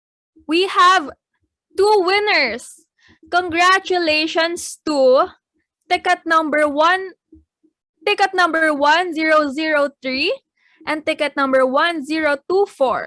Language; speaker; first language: English; non-native, local second language; Filipino